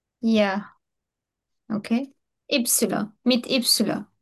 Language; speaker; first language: German; non-native, learner; Turkish